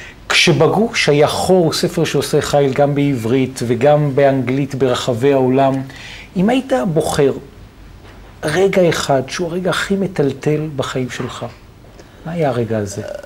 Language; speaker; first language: Hebrew; native; Hebrew